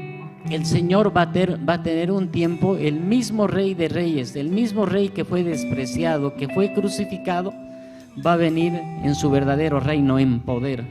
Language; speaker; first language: Spanish; native; Spanish